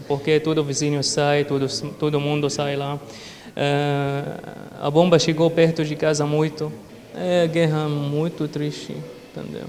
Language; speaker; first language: Portuguese; non-native, learner; Arabic